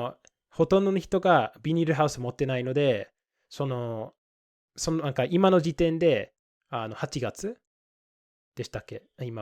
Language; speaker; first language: Japanese; non-native, fluent; English